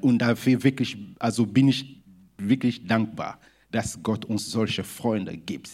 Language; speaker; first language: German; non-native, fluent; Lingala